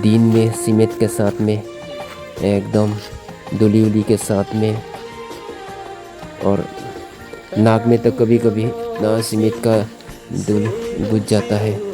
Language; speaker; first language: Hindi; non-native, local second language; Mising